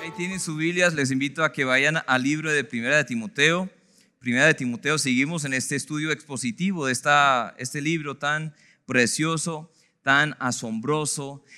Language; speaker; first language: Spanish; non-native, fluent; English